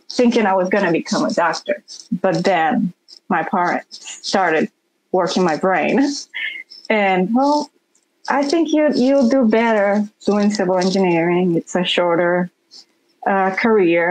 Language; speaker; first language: English; non-native, fluent; Spanish